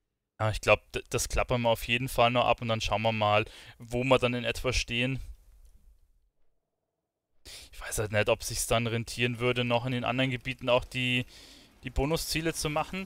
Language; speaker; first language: German; native; German